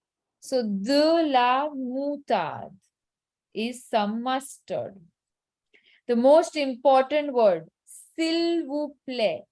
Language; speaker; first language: French; non-native, fluent; Hindi